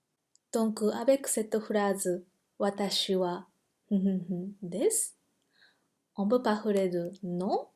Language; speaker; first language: French; non-native, fluent; Japanese